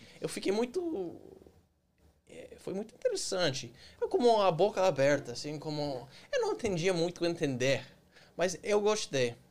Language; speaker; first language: Portuguese; non-native, fluent; English